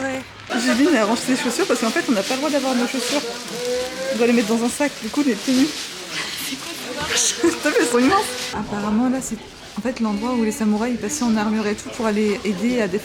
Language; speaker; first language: French; native; French